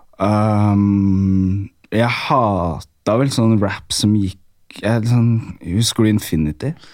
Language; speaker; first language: Norwegian; early bilingual, other home language; Amharic